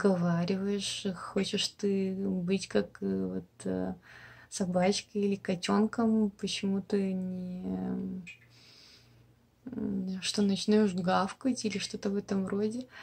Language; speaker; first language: Russian; non-native, local second language; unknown